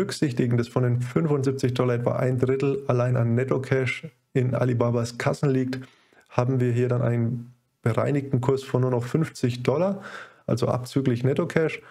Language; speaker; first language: German; native; German